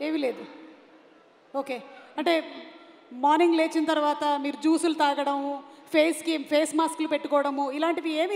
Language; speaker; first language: Telugu; native; Telugu